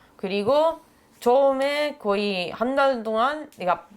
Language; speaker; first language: Korean; non-native, fluent; Italian